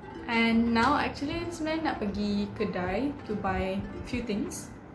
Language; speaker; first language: English; non-native, local second language; Malay